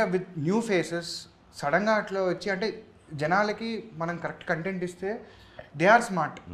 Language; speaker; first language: Telugu; native; Telugu